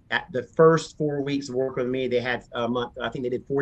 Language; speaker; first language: English; native; English